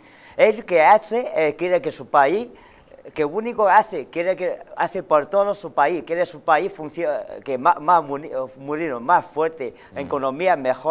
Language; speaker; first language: Spanish; non-native, learner; Chinese